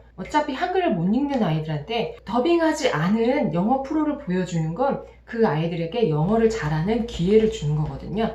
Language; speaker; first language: Korean; native; Korean